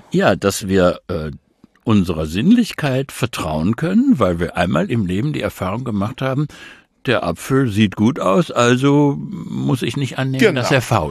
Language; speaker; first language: German; native; German